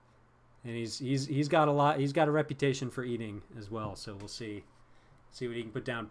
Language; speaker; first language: English; native; English